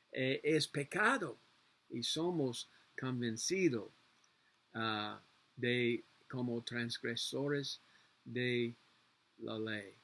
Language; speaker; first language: Spanish; non-native, learner; English